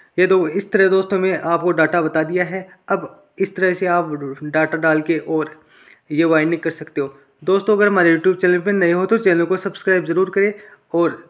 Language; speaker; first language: Hindi; native; Hindi